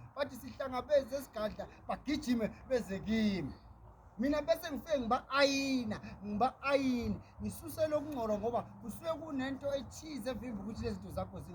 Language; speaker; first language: Zulu; native; Zulu